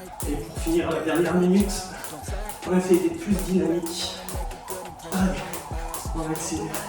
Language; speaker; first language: French; native; French